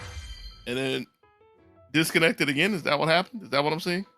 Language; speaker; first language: English; native; English